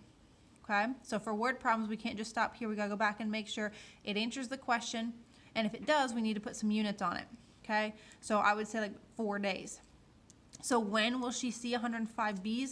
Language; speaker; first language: English; native; English